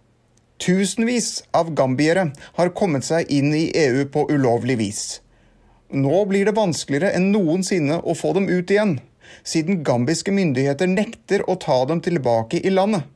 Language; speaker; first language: Norwegian; native; Norwegian